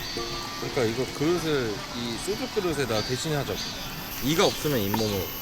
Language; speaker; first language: Korean; native; Korean